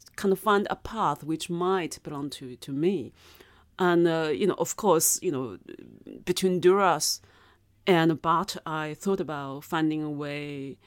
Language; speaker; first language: English; non-native, fluent; Chinese